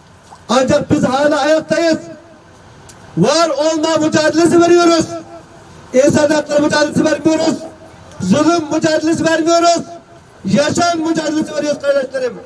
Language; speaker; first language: Turkish; non-native, fluent; Uyghur